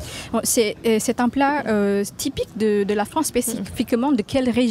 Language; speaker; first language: French; non-native, fluent; Indonesian